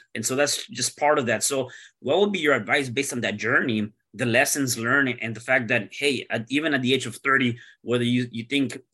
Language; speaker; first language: English; early bilingual, other home language; Spanish